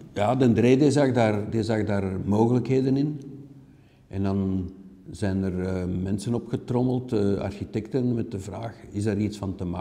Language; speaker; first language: Dutch; native; Dutch